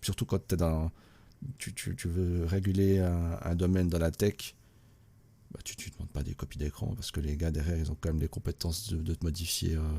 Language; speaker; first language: French; native; French